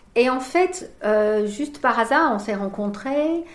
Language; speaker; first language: French; non-native, fluent; English